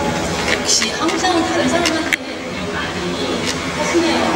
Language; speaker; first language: Korean; non-native, learner; Chinese